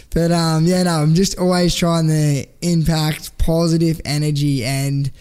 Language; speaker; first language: English; native; English